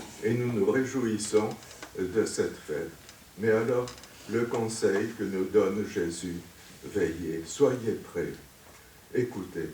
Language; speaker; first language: French; native; French